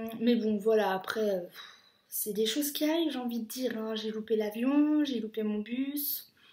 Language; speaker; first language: French; native; French